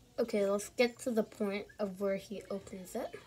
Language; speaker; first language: English; native; English